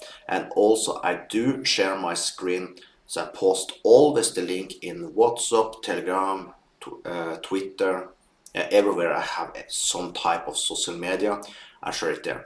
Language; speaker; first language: English; non-native, fluent; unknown